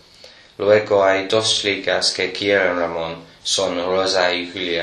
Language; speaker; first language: Spanish; non-native, learner; English